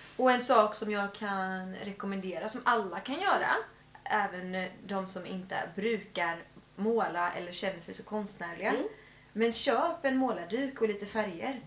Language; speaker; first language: Swedish; native; Swedish